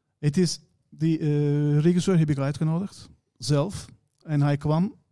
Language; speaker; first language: Dutch; non-native, fluent; Turkish